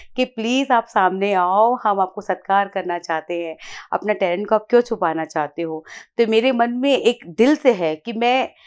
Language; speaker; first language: Hindi; native; Hindi